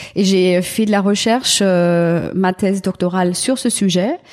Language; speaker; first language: French; non-native, fluent; German